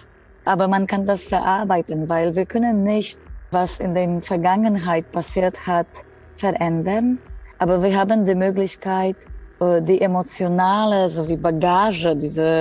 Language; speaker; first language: German; non-native, fluent; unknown